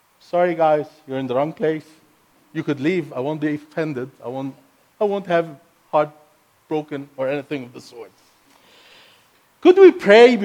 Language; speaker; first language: English; non-native, fluent; Arabic